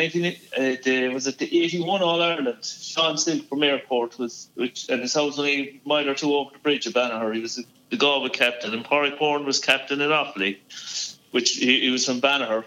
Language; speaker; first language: English; native; English